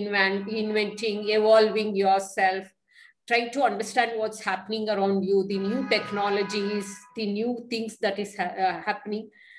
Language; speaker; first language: English; non-native, local second language; Kannada